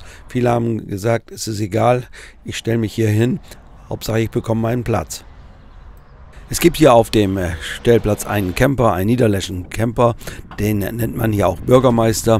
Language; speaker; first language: German; native; German